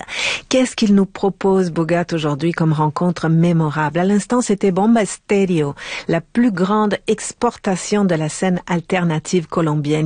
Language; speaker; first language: French; native; French